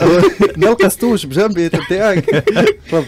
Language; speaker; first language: Arabic; native; Arabic